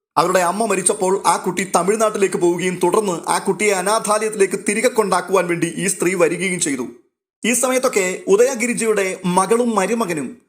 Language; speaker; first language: Malayalam; native; Malayalam